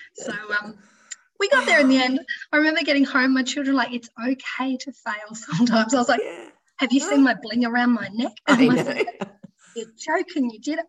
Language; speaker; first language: English; native; English